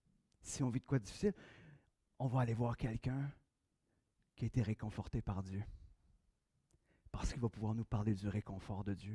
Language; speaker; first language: French; native; French